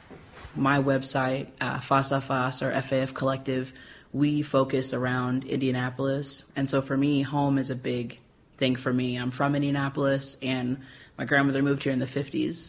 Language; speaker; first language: English; native; English